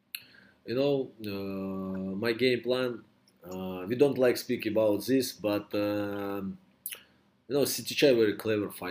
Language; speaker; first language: English; non-native, learner; Russian